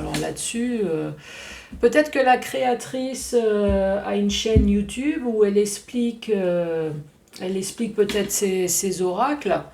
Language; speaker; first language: French; native; French